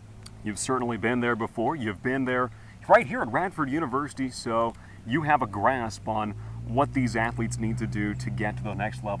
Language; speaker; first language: English; native; English